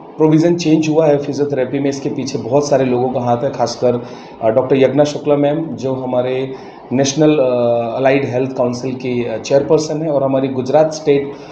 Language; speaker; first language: Hindi; non-native, local second language; Gujarati